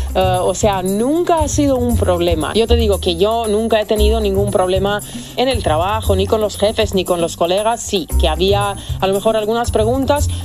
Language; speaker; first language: Spanish; non-native, fluent; Serbian